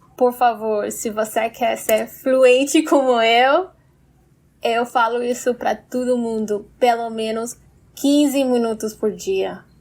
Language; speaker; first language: Portuguese; non-native, fluent; English